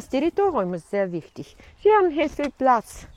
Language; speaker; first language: German; non-native, fluent; Russian